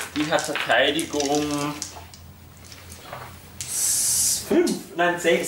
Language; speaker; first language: German; native; German